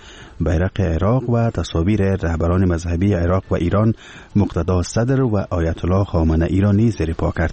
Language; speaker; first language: Persian; native; Persian